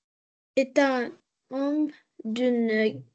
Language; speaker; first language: French; non-native, learner; Arabic